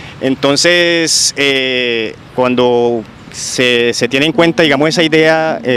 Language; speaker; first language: Spanish; native; Spanish